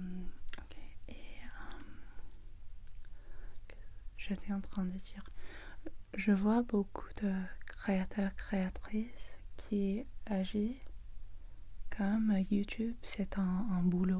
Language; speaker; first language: French; non-native, learner; English